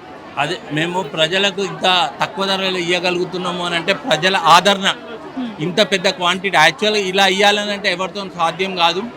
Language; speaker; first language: Telugu; native; Telugu